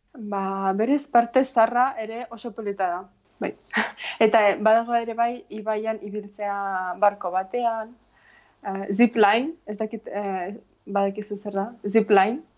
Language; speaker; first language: Basque; non-native, fluent; Ukrainian